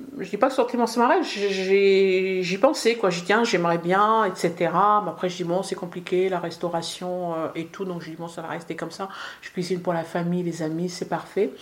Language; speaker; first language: French; early bilingual, other home language; Arabic